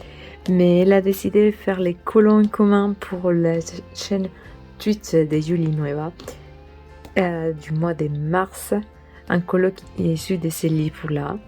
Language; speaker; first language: French; non-native, learner; Spanish